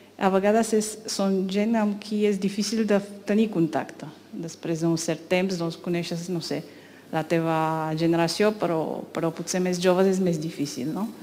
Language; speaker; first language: Catalan; non-native, fluent; Romanian